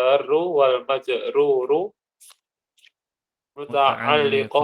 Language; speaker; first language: Arabic; non-native, learner; Indonesian